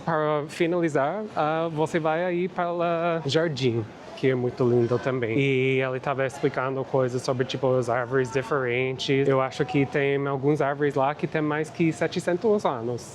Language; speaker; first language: Portuguese; non-native, fluent; English